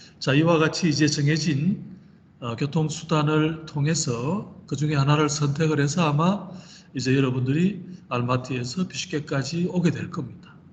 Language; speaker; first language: Korean; native; Korean